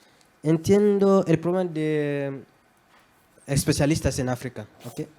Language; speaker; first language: Spanish; non-native, fluent; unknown